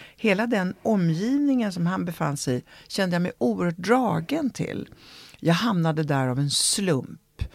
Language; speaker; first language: Swedish; early bilingual, other home language; Italian